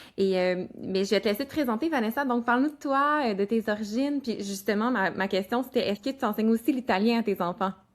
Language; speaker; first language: French; native; French